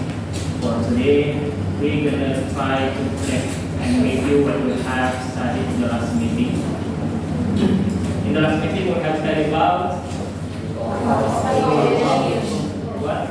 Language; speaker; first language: English; non-native, fluent; Indonesian